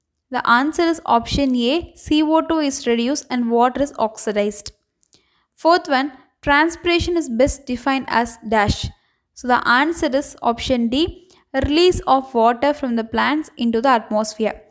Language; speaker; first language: English; non-native, local second language; Tamil